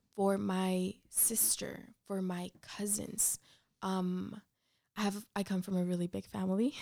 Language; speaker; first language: English; early bilingual, other home language; Spanish